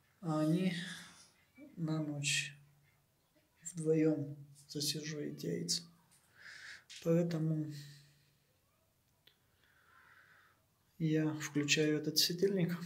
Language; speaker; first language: Russian; non-native, local second language; Romanian